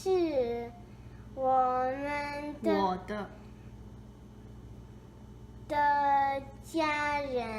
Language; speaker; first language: Chinese; early bilingual, heritage; English